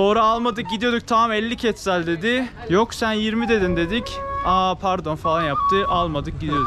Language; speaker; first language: Turkish; native; Turkish